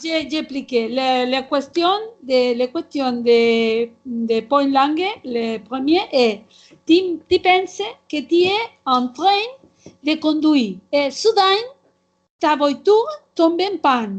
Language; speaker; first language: French; non-native, learner; Catalan